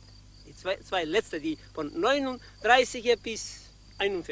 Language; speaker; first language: German; non-native, learner; Croatian